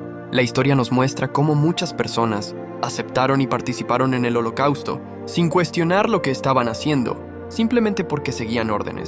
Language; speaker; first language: Spanish; native; Spanish